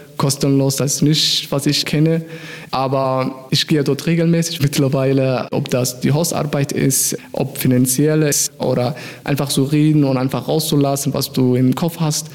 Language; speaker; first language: German; non-native, fluent; Somali